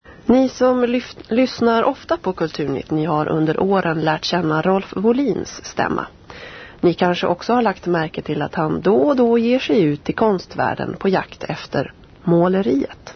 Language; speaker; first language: Swedish; native; Swedish